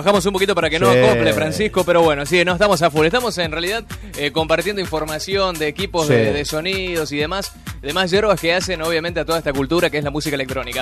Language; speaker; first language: Spanish; native; Spanish